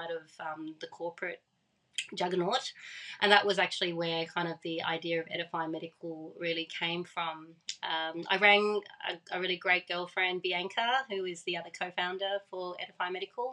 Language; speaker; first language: English; early bilingual, other home language; Thai